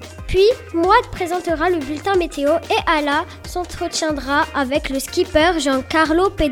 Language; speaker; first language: French; native; French